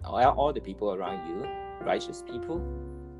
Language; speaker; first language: English; non-native, local second language; Cantonese